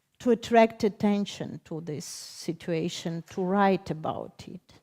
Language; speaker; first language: English; non-native, fluent; Ukrainian